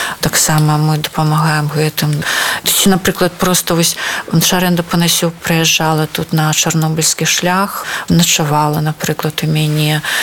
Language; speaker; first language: Belarusian; non-native, local second language; Russian